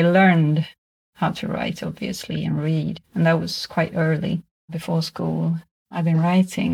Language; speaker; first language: English; non-native, fluent; Swedish